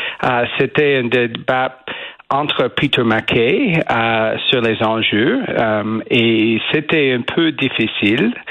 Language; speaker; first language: French; non-native, learner; English